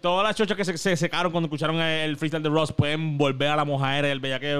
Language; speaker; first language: Spanish; early bilingual, heritage; Spanish